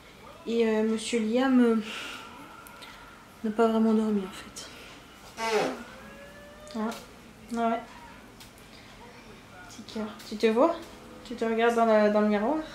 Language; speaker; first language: French; native; French